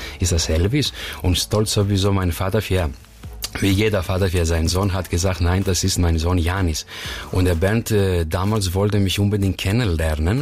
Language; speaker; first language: German; non-native, fluent; Greek